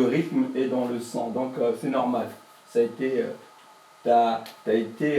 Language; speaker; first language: French; native; French